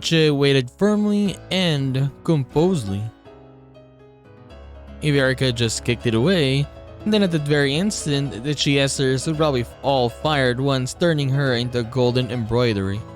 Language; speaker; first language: English; native; English